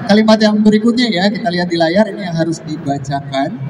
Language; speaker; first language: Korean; non-native, learner; Indonesian